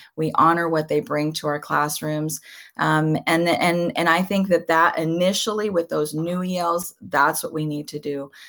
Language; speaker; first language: English; early bilingual, other home language; Spanish